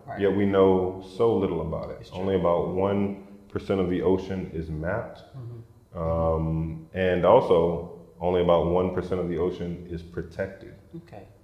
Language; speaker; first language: English; native; English